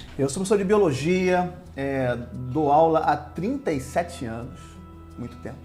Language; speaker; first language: Portuguese; native; Portuguese